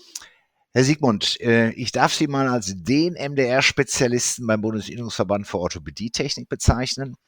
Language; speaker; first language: German; native; German